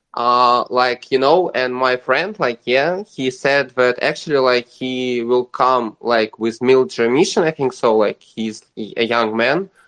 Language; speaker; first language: English; non-native, learner; Russian